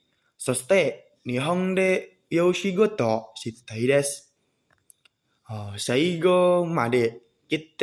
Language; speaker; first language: Japanese; non-native, learner; Indonesian